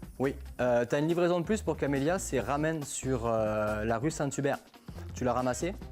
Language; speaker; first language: French; native; French